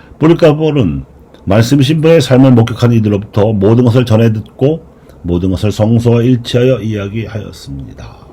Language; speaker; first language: Korean; native; Korean